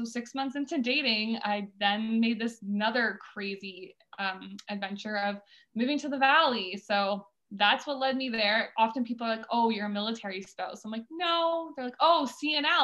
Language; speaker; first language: English; native; English